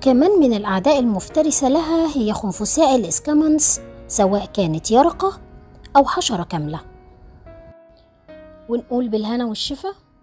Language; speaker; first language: Arabic; native; Arabic